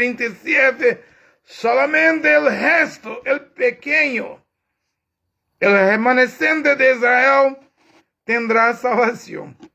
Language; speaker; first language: Spanish; non-native, learner; Portuguese